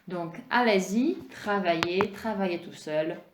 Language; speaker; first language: French; non-native, fluent; Czech